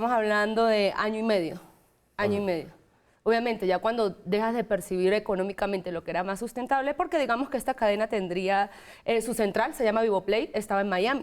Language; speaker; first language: Spanish; native; Spanish